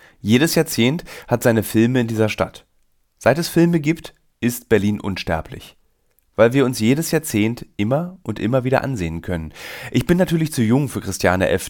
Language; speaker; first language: German; native; German